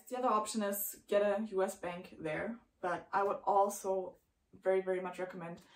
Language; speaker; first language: English; non-native, fluent; German